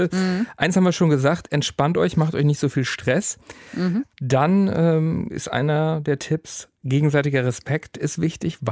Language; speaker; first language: German; native; German